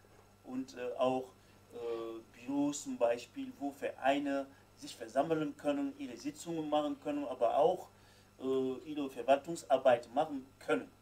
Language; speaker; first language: German; non-native, fluent; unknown